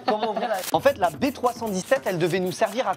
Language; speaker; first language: French; native; French